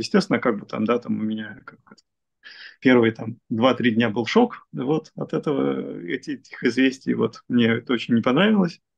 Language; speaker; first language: Russian; native; Russian